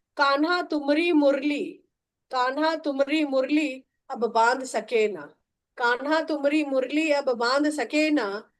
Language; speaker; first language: Hindi; non-native, local second language; Bhojpuri